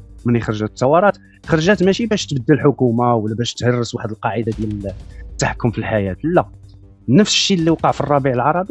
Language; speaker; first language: Arabic; native; Arabic